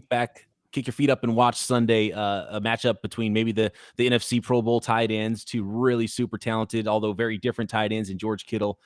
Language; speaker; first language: English; native; English